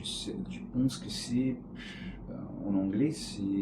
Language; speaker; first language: French; non-native, learner; Arabic